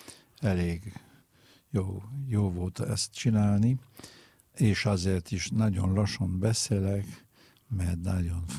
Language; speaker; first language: Hungarian; non-native, fluent; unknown